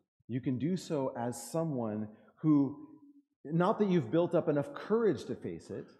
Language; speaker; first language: English; native; English